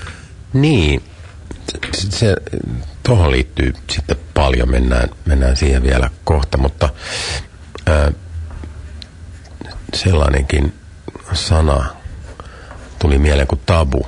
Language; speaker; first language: Finnish; native; Finnish